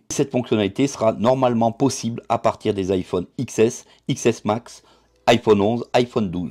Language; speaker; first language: French; native; French